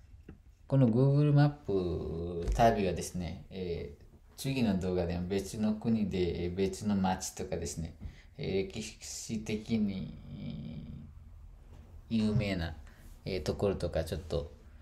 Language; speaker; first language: Japanese; non-native, fluent; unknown